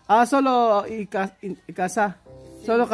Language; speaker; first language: Spanish; non-native, learner; Filipino